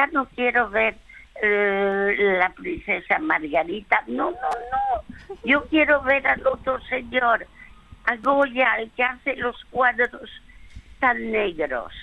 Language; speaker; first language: Spanish; early bilingual, other home language; French